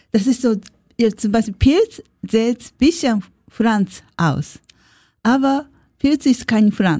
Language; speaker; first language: German; non-native, learner; Japanese